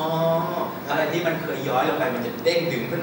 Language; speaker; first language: Thai; native; Thai